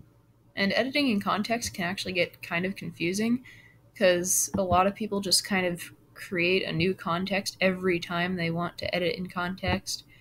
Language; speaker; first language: English; native; English